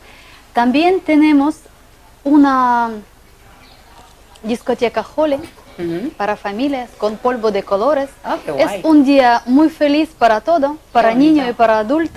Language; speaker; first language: Spanish; non-native, learner; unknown